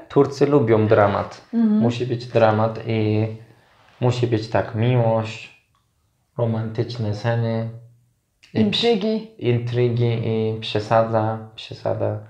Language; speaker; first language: Polish; non-native, fluent; Turkish